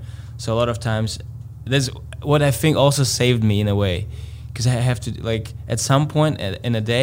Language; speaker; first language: English; non-native, fluent; Latvian